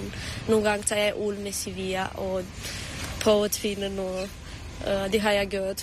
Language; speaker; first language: Danish; early bilingual, other home language; Romanian